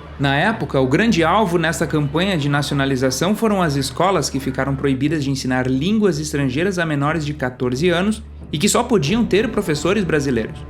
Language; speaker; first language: Portuguese; native; Portuguese